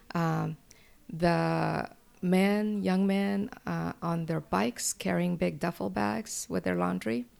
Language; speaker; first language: English; early bilingual, other home language; Spanish